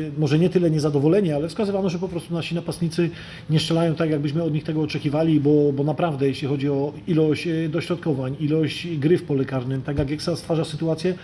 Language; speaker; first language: Polish; native; Polish